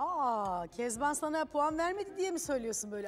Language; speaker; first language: Turkish; native; Turkish